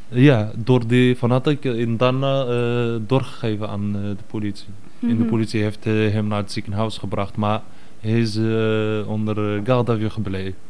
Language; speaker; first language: Dutch; non-native, fluent; Arabic